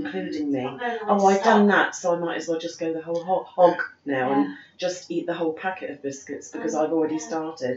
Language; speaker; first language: English; native; English